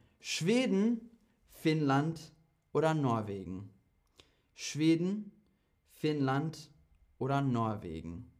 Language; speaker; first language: German; non-native, fluent; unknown